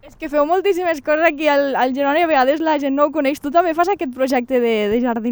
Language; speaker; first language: Catalan; native; Catalan